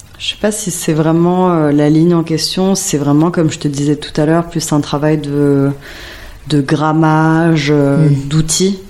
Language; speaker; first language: French; native; French